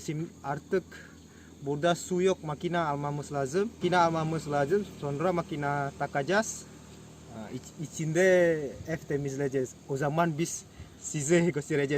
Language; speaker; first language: Turkish; non-native, learner; Indonesian